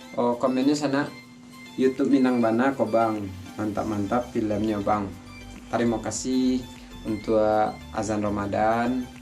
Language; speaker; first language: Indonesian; non-native, local second language; Minangkabau